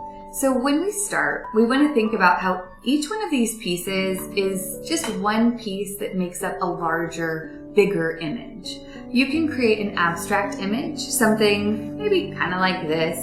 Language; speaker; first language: English; native; English